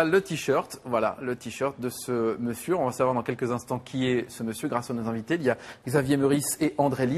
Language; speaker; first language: French; native; French